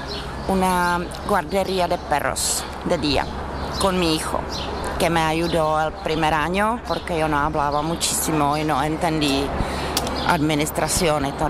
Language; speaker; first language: Spanish; non-native, learner; Czech